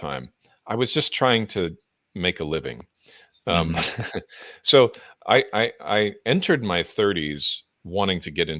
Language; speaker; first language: English; native; English